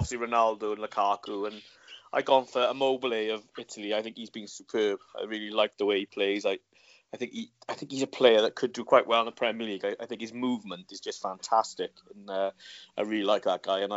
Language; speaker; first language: English; native; English